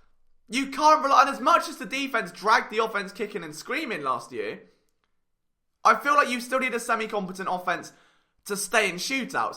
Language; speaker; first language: English; native; English